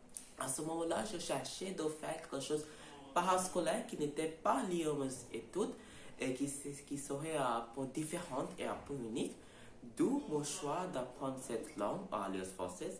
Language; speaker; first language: French; non-native, learner; Bangla